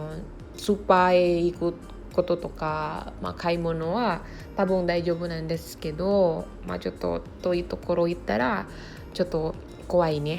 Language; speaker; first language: Japanese; non-native, learner; Indonesian